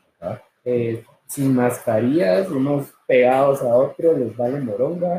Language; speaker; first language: Spanish; native; Spanish